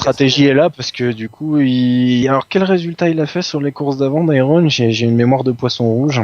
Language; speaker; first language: French; native; French